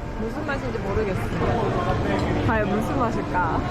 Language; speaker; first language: Korean; non-native, fluent; Japanese